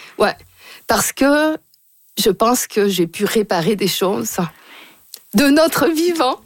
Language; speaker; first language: French; native; French